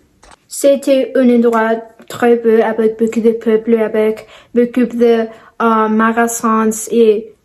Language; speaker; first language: French; non-native, learner; Spanish